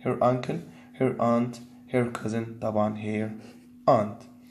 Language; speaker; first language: English; non-native, fluent; Arabic